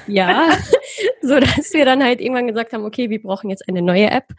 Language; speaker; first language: German; early bilingual, other home language; Persian